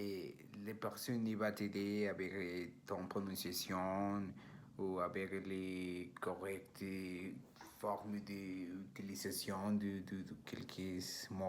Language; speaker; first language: French; non-native, learner; Spanish